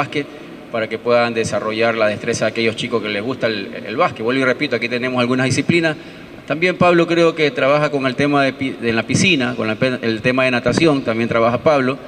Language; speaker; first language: Spanish; native; Spanish